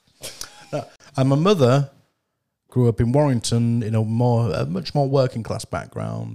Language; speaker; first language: English; native; English